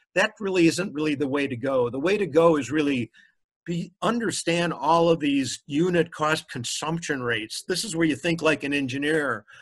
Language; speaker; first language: English; native; English